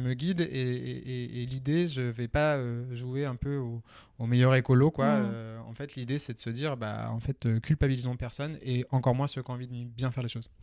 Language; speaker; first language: French; native; French